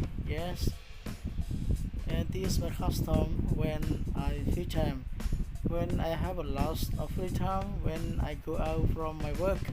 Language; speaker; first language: English; non-native, learner; Khmer